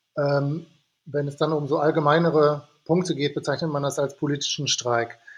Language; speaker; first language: German; native; German